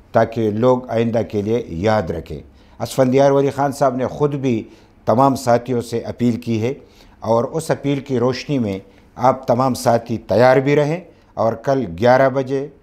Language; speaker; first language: Urdu; non-native, local second language; Pashto